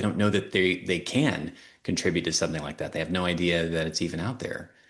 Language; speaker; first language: English; native; English